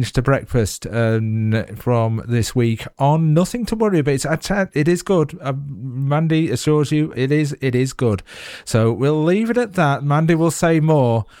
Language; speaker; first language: English; native; English